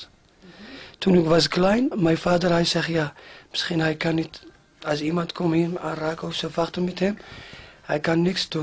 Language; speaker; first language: Dutch; non-native, learner; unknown